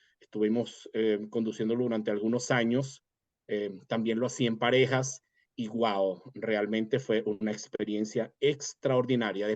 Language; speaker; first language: Spanish; native; Spanish